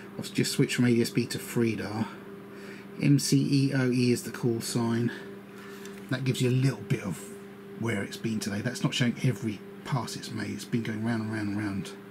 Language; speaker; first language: English; native; English